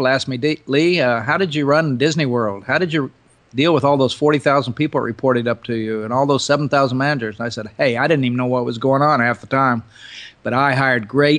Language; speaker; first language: English; native; English